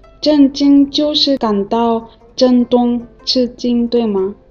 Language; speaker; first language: Chinese; non-native, fluent; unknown